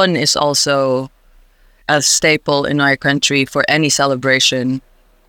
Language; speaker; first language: English; non-native, local second language; Hiligaynon